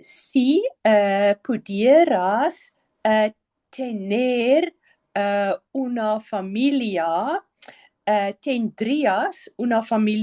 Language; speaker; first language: Spanish; non-native, learner; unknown